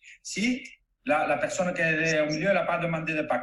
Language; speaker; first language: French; non-native, fluent; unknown